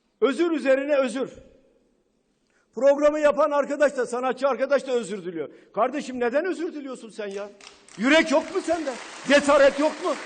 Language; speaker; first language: Turkish; native; Turkish